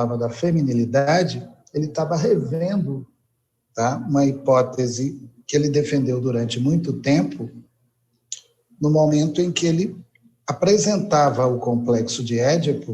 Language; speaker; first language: Portuguese; native; Portuguese